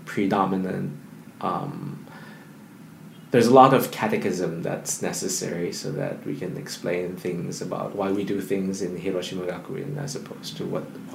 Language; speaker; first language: English; non-native, local second language; Filipino